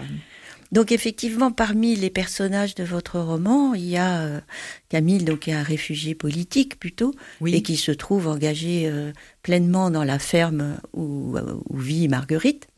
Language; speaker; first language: French; native; French